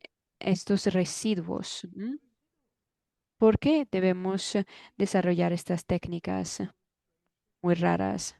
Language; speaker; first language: Spanish; non-native, fluent; German